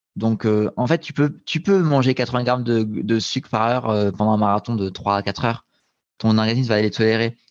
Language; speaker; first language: French; native; French